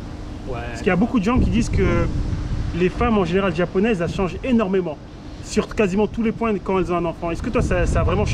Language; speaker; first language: French; native; French